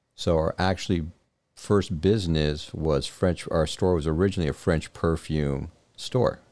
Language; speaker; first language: English; native; English